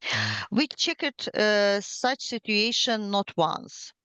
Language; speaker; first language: English; non-native, learner; Ukrainian